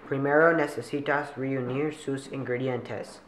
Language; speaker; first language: Spanish; non-native, learner; English